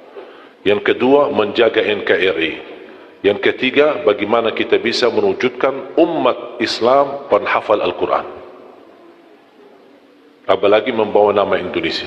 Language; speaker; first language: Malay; non-native, fluent; Arabic